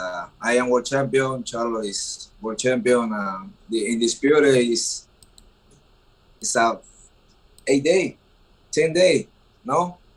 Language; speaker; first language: English; non-native, learner; Spanish